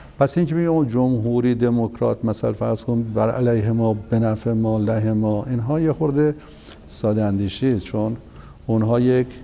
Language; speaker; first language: Persian; native; Persian